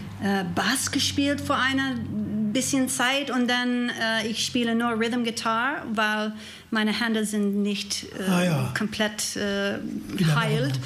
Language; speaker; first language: German; non-native, learner; English